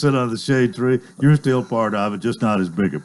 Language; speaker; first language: English; native; English